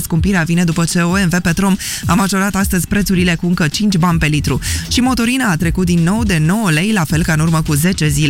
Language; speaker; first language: Romanian; native; Romanian